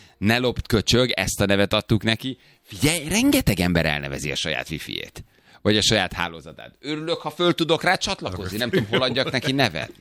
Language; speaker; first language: Hungarian; native; Hungarian